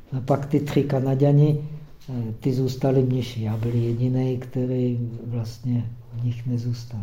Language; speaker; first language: Czech; native; Czech